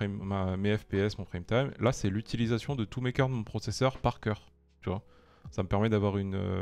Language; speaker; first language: French; native; French